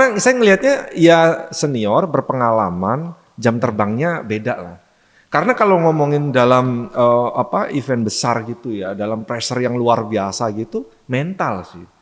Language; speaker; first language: Indonesian; native; Indonesian